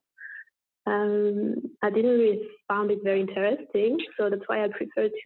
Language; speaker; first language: English; non-native, fluent; French